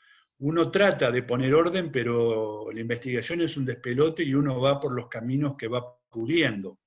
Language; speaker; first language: Spanish; native; Spanish